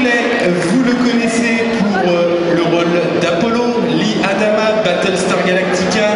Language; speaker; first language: French; native; French